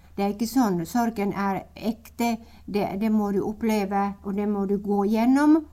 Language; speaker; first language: Norwegian; non-native, fluent; Finnish